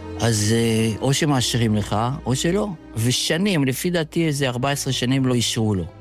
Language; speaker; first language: Hebrew; early bilingual, other home language; Yiddish